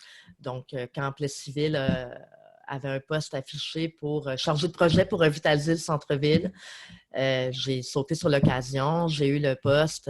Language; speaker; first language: French; native; French